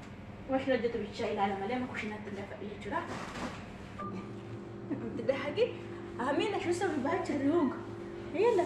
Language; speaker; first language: Arabic; non-native, learner; Oromo